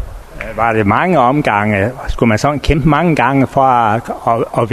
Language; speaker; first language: Danish; native; Danish